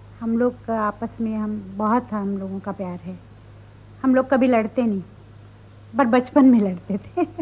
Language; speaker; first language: Hindi; non-native, local second language; Marathi